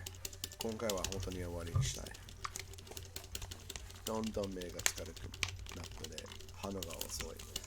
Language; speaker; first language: Japanese; non-native, learner; English